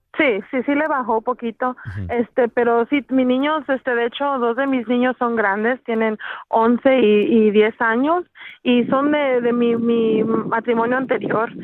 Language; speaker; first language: Spanish; early bilingual, heritage; Spanish